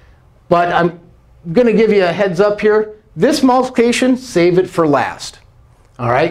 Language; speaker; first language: English; native; English